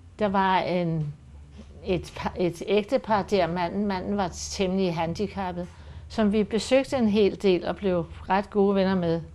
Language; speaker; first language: Danish; native; Danish